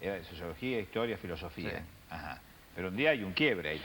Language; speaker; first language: Spanish; native; Spanish